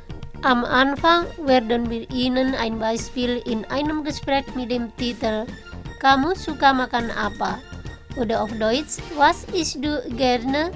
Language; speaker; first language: German; non-native, fluent; Indonesian